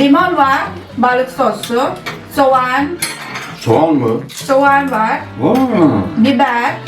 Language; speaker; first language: Turkish; non-native, learner; Thai